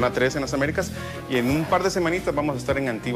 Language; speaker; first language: Spanish; native; Spanish